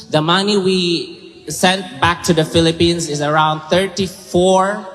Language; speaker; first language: English; non-native, local second language; Cebuano